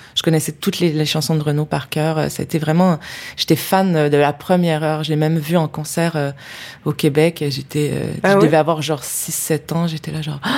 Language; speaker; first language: French; native; French